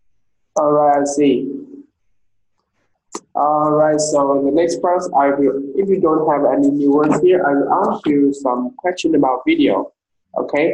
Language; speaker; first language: English; non-native, learner; Vietnamese